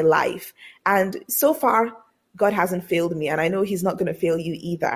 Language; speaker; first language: English; non-native, local second language; Yoruba